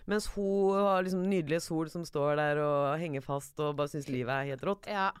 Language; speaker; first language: Norwegian; early bilingual, other home language; Persian